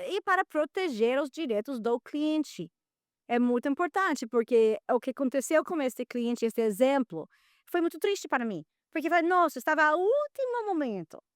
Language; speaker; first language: Portuguese; non-native, fluent; Spanish